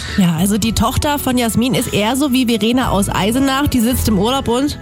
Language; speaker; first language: German; native; German